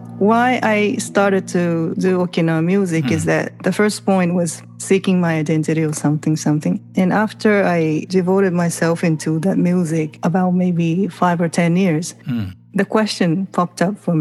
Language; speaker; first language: English; non-native, fluent; Japanese